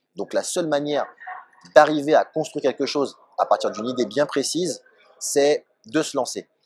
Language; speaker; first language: French; native; French